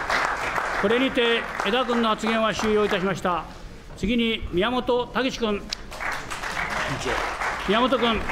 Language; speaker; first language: Japanese; native; Japanese